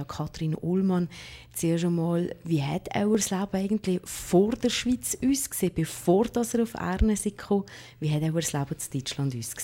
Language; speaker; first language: German; native; German